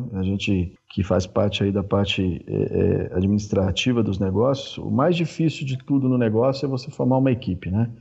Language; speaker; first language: Portuguese; native; Portuguese